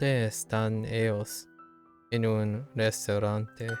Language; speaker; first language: Spanish; non-native, learner; English